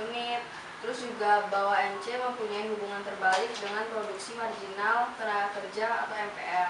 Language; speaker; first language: Indonesian; native; Indonesian